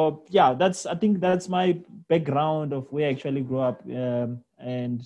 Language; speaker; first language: English; non-native, local second language; Venda